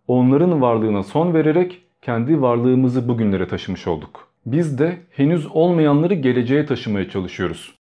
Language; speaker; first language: Turkish; early bilingual, other home language; Albanian